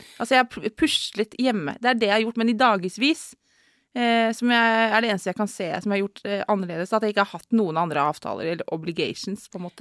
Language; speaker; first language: Norwegian; native; Norwegian